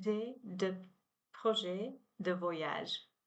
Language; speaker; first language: French; non-native, learner; Chinese